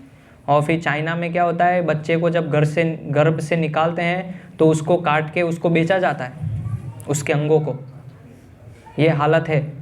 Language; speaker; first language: Hindi; native; Hindi